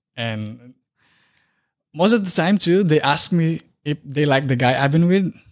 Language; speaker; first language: English; non-native, local second language; Filipino